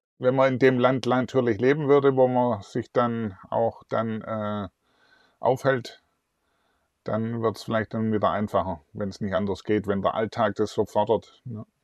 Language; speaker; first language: German; native; German